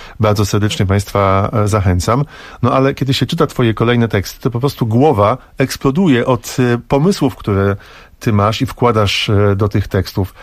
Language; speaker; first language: Polish; native; Polish